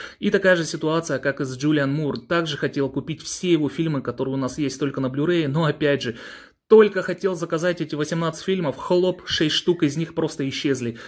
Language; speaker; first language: Russian; early bilingual, heritage; Russian